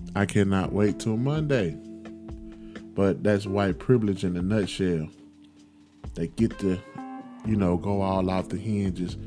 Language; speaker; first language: English; native; English